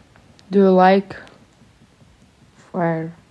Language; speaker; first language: English; non-native, learner; Russian